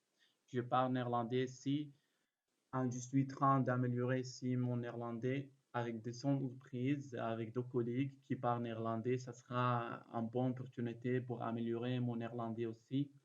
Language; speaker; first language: French; non-native, learner; Arabic